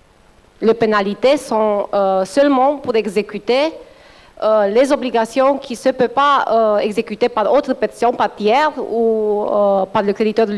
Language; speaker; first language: French; non-native, fluent; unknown